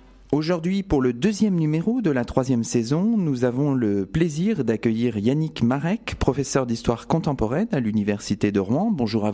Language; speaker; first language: French; native; French